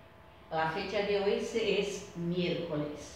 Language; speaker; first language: Spanish; non-native, fluent; Portuguese